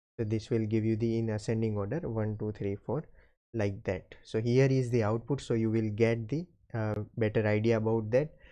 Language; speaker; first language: English; non-native, local second language; Gujarati